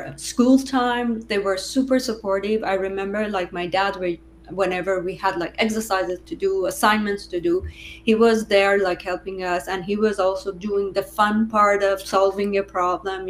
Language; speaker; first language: English; non-native, fluent; Persian